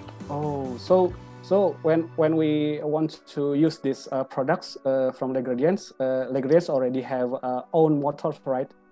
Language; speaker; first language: English; non-native, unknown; Indonesian